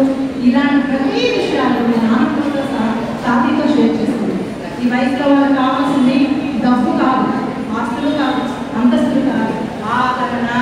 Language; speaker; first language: Telugu; native; Telugu